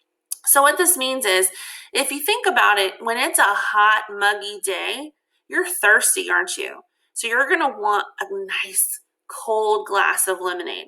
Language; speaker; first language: English; native; English